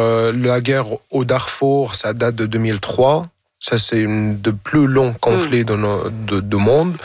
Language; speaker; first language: French; non-native, fluent; Arabic